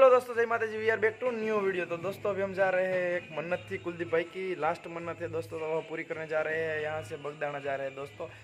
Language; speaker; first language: Hindi; non-native, local second language; Gujarati